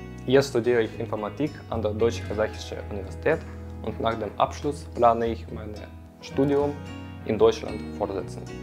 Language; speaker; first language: German; non-native, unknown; Russian